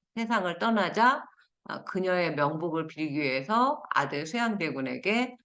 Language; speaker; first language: Korean; native; Korean